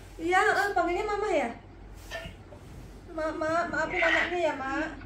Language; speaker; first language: Indonesian; native; Indonesian